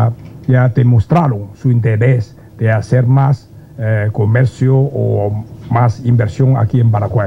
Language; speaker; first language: Spanish; non-native, learner; Chinese